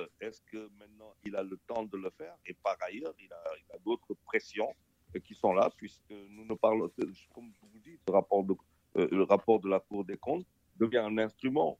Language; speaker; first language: French; non-native, local second language; Wolof